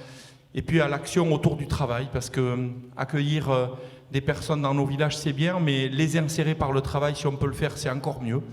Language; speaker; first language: French; native; French